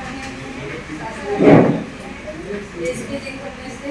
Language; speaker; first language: Hindi; native; Hindi